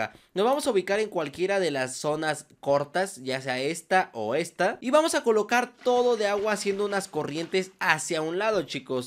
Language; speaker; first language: Spanish; native; Spanish